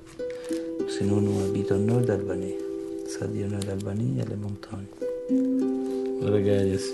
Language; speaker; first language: French; non-native, learner; Albanian